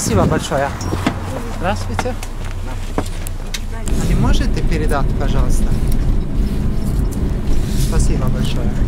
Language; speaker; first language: Russian; non-native, learner; Italian